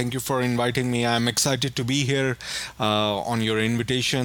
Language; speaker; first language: English; non-native, local second language; Urdu